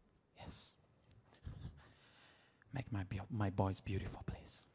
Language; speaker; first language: English; non-native, learner; Spanish